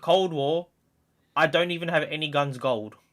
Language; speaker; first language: English; native; English